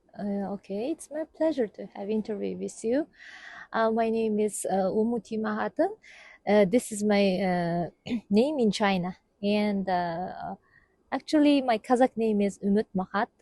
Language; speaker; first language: English; non-native, fluent; Kazakh